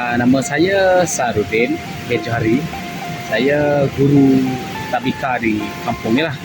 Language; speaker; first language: Malay; non-native, local second language; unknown